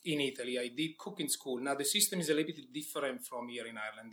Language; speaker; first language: English; non-native, fluent; Italian